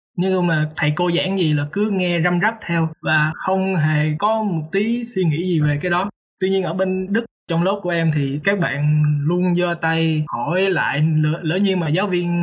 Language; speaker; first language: Vietnamese; native; Vietnamese